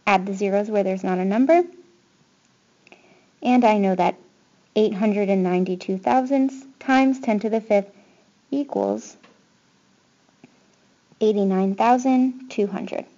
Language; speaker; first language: English; native; English